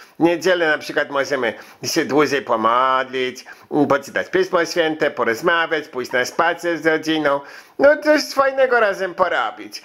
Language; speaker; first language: Polish; early bilingual, heritage; Polish